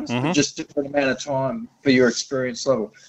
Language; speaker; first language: English; native; English